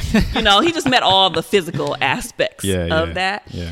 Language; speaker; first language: English; native; English